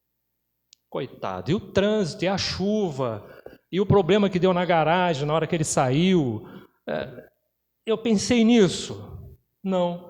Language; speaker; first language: Portuguese; native; Portuguese